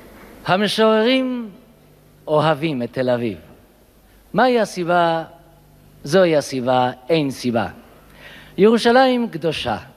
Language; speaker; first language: Hebrew; native; Hebrew